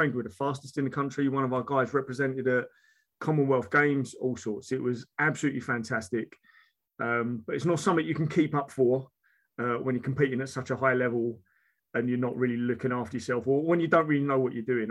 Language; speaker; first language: English; native; English